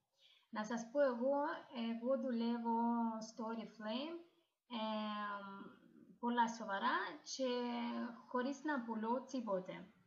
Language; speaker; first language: Greek; non-native, learner; Russian